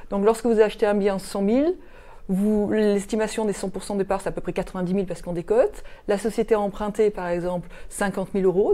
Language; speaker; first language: French; native; French